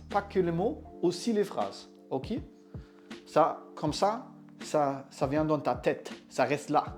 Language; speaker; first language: French; non-native, fluent; German